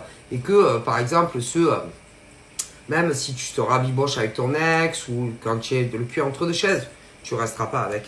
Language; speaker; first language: French; native; French